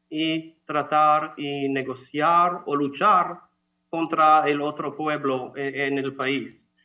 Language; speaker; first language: Spanish; non-native, fluent; Hebrew